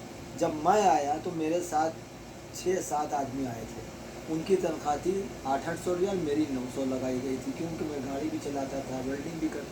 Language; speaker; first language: Hindi; native; Hindi